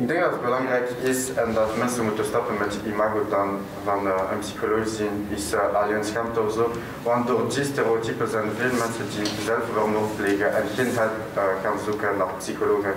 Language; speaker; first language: Dutch; early bilingual, other home language; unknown